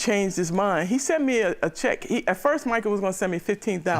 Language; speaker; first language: English; native; English